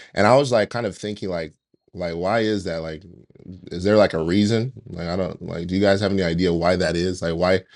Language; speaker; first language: English; native; English